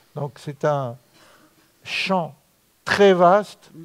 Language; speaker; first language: French; non-native, local second language; Arabic